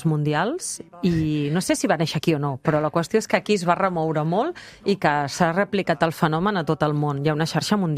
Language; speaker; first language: Catalan; native; Catalan